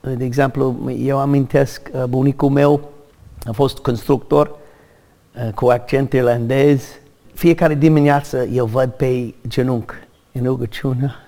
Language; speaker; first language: Romanian; non-native, learner; English